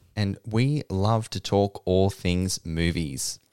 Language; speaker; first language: English; native; English